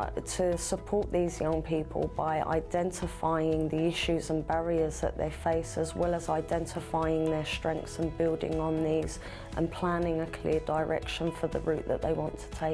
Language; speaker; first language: English; native; English